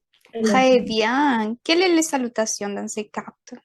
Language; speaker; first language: French; non-native, fluent; Spanish